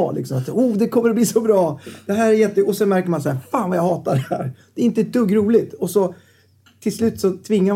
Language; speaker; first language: Swedish; native; Swedish